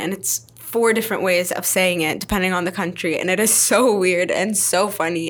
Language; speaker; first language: English; non-native, fluent; Arabic